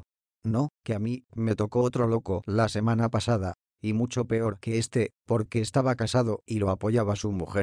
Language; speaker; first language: Spanish; native; Spanish